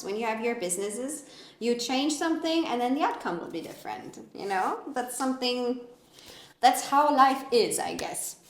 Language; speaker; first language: English; non-native, fluent; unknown